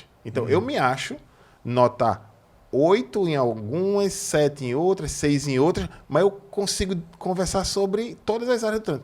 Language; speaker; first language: Portuguese; native; Portuguese